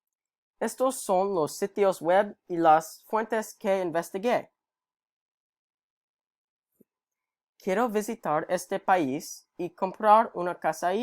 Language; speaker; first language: Spanish; non-native, learner; English